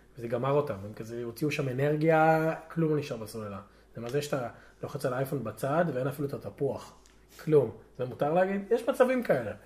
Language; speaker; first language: Hebrew; native; Hebrew